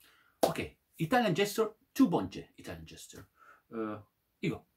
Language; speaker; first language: Korean; non-native, learner; Italian